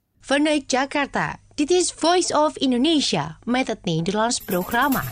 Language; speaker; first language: Dutch; non-native, fluent; Indonesian